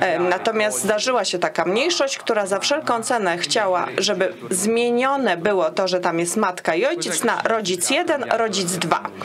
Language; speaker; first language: Polish; non-native, fluent; Italian